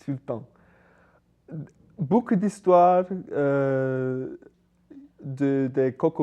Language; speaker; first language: French; non-native, fluent; English